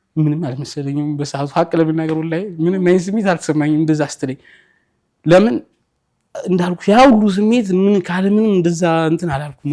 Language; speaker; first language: Amharic; native; Amharic